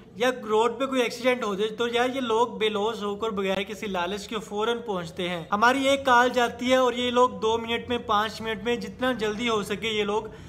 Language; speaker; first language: Urdu; native; Urdu